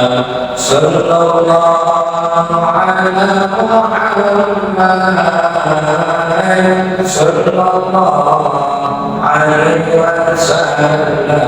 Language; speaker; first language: Indonesian; non-native, local second language; Sundanese